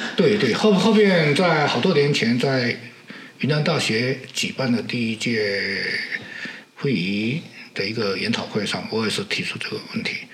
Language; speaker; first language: Chinese; non-native, local second language; Min Nan Chinese